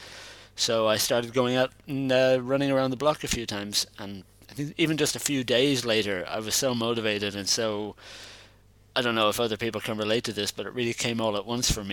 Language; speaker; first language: English; native; English